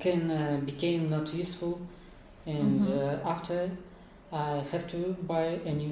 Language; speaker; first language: English; non-native, learner; Kazakh